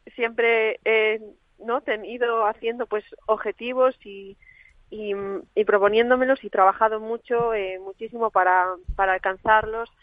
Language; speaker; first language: Spanish; native; Spanish